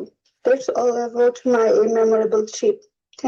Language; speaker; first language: English; non-native, learner; Bangla